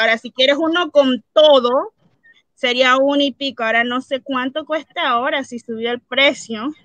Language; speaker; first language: Spanish; early bilingual, heritage; Spanish